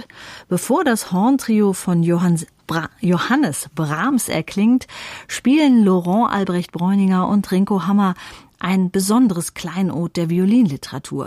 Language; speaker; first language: German; native; German